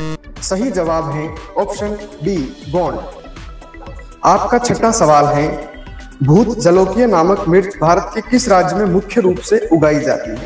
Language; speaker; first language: Hindi; native; Hindi